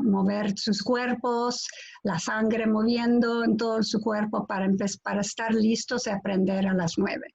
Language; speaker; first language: Spanish; non-native, fluent; English